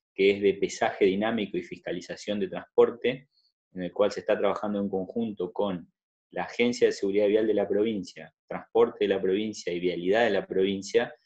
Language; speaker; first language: Spanish; native; Spanish